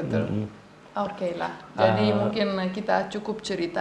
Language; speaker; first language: Indonesian; non-native, fluent; Romanian